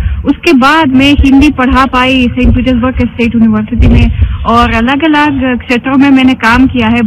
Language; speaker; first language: Hindi; non-native, fluent; Russian